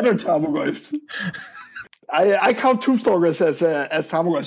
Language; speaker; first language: English; non-native, fluent; Danish